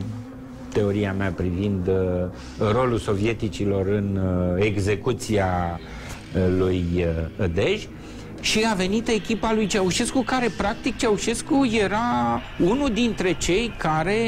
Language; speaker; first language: Romanian; native; Romanian